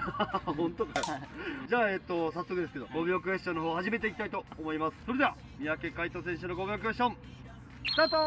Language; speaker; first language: Japanese; native; Japanese